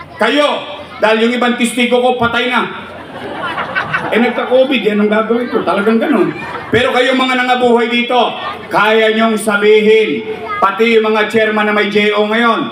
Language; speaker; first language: Filipino; native; Filipino